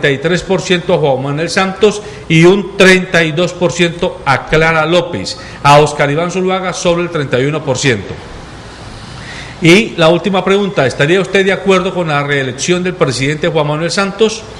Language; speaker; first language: Spanish; native; Spanish